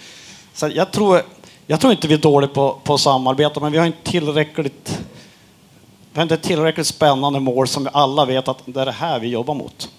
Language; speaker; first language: Swedish; native; Swedish